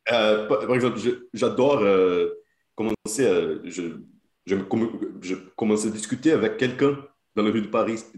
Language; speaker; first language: French; non-native, fluent; Portuguese